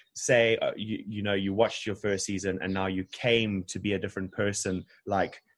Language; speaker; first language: English; native; English